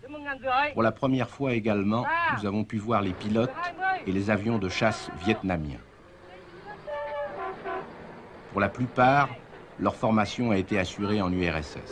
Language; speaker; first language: French; native; French